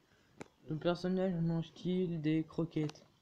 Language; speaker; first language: French; native; French